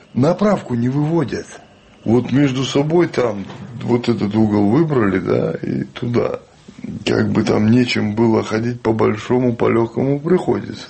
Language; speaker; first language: Russian; non-native, local second language; Chechen